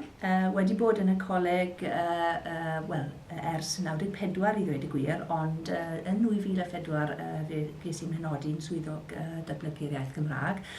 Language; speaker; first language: Welsh; native; Welsh